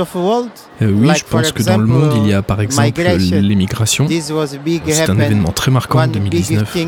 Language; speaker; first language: French; non-native, learner; Portuguese